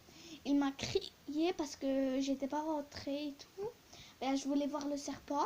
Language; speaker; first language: French; early bilingual, other home language; Turkish